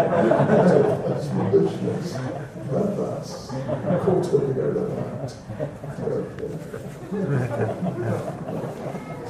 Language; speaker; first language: Russian; non-native, learner; English